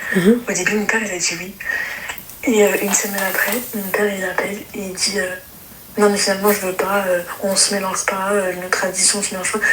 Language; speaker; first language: French; early bilingual, other home language; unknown